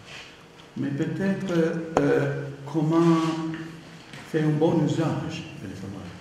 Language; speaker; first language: French; non-native, learner; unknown